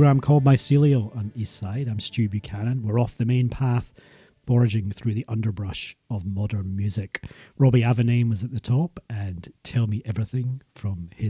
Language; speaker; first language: English; native; English